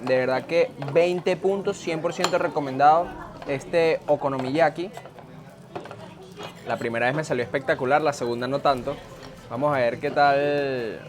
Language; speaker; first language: Spanish; native; Spanish